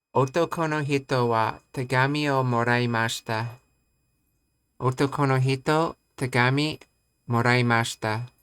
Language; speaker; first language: Japanese; non-native, learner; English